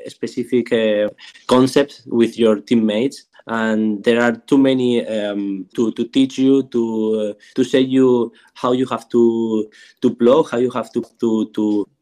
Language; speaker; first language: English; non-native, learner; Spanish